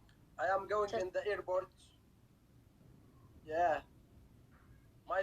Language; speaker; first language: English; non-native, learner; Arabic